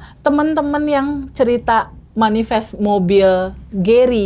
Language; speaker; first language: Indonesian; native; Indonesian